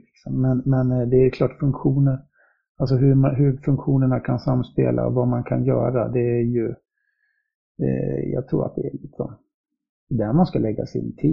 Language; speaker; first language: Swedish; native; Swedish